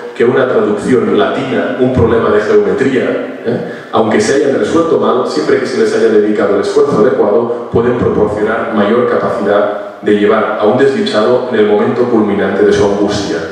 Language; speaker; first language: Spanish; non-native, local second language; Catalan